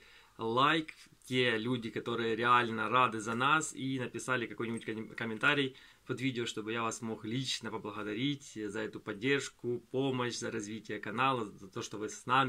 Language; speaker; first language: Russian; native; Russian